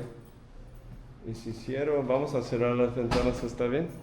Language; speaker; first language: Spanish; non-native, fluent; English